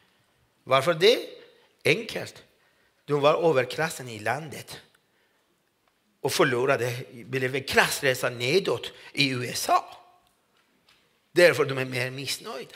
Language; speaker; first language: Swedish; non-native, fluent; Persian